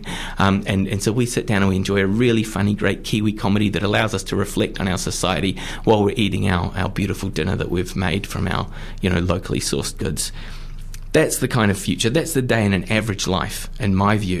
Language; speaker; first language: English; native; English